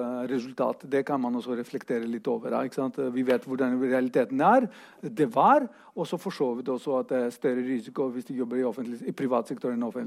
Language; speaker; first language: Norwegian; non-native, fluent; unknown